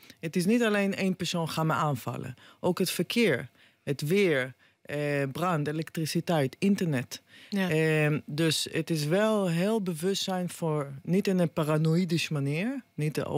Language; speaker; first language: Dutch; non-native, fluent; Hebrew